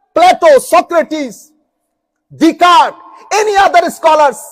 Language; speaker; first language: English; non-native, local second language; Bangla